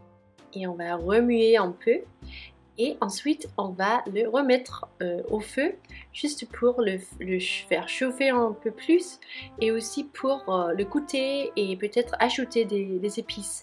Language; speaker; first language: French; non-native, fluent; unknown